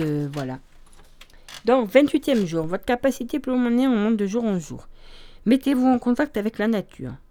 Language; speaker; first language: French; native; French